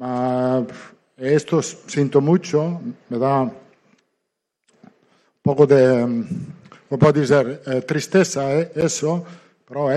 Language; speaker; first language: Portuguese; non-native, learner; Italian